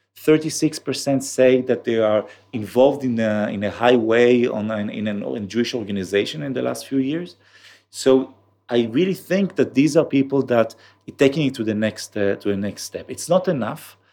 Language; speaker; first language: English; non-native, fluent; Hebrew